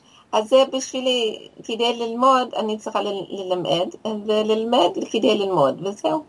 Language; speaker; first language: Hebrew; non-native, fluent; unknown